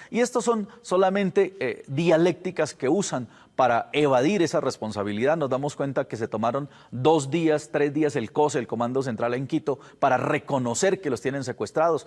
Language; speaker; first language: Spanish; native; Spanish